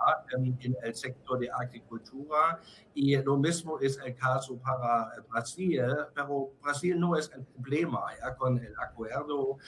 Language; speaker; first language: Spanish; non-native, fluent; German